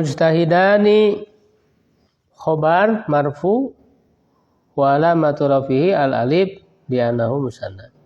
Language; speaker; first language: Arabic; non-native, fluent; Indonesian